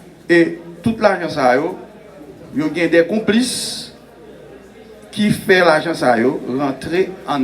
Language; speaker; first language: French; non-native, local second language; Haitian Creole